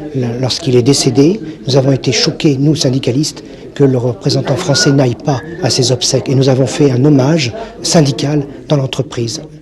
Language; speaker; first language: French; native; French